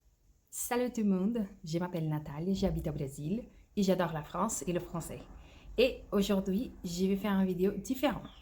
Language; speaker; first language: French; non-native, fluent; Portuguese